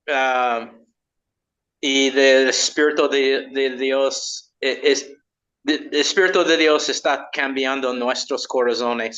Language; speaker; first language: Spanish; non-native, learner; English